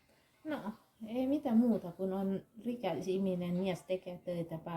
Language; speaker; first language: Finnish; non-native, learner; Thai